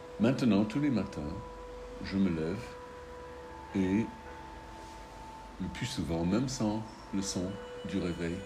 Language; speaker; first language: French; non-native, fluent; English